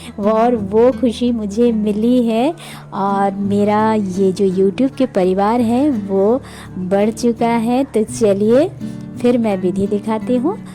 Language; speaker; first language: Hindi; non-native, local second language; Bangla